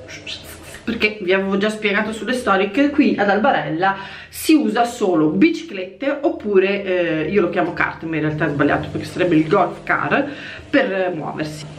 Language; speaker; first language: Italian; native; Italian